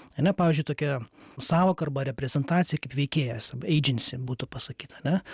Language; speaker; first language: Lithuanian; native; Lithuanian